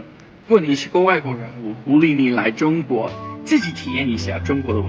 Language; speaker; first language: Chinese; non-native, fluent; English